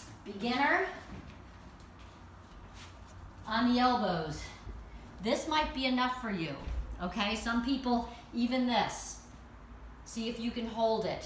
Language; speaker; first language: English; native; English